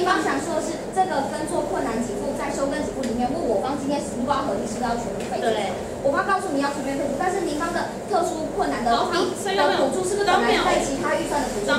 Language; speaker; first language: Chinese; native; Chinese